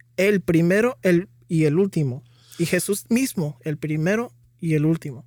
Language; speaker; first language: Spanish; early bilingual, heritage; Spanish